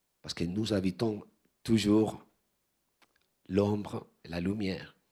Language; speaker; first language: French; non-native, learner; Spanish